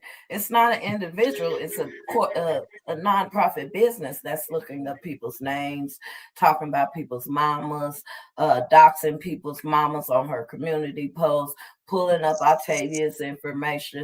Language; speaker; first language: English; native; English